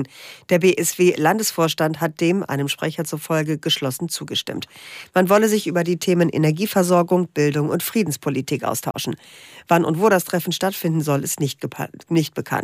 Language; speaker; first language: German; native; German